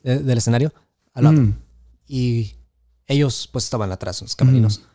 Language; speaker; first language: Spanish; early bilingual, heritage; Spanish